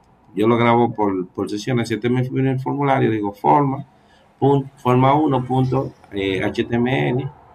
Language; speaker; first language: Spanish; native; Spanish